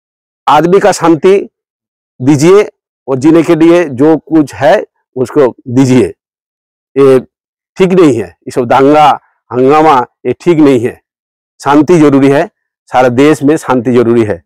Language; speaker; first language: Hindi; non-native, local second language; Bangla